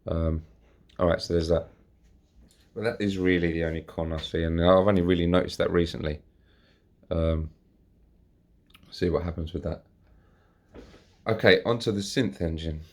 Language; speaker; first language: English; native; English